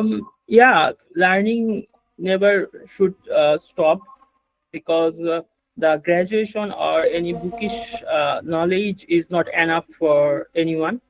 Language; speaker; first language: English; non-native, learner; Bangla